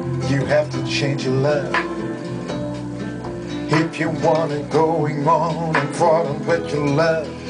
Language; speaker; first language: English; non-native, learner; Dutch